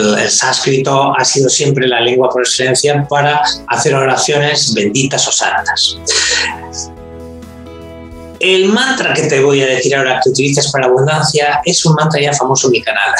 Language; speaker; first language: Spanish; native; Spanish